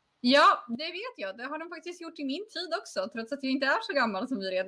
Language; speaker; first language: Swedish; non-native, fluent; Polish